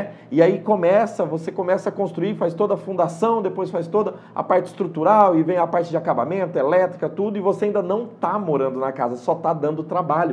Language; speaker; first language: Portuguese; native; Portuguese